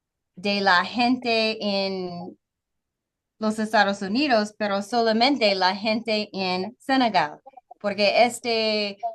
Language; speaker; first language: Spanish; non-native, fluent; English